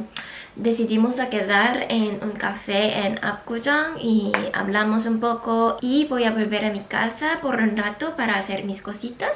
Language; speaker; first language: Spanish; non-native, local second language; Korean